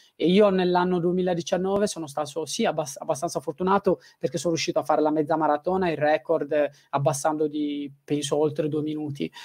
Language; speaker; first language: Italian; early bilingual, other home language; Tigrinya